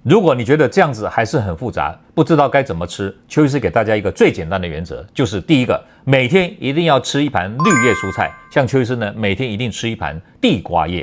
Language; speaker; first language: Chinese; native; Chinese